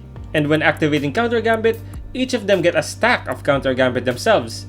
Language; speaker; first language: English; native; English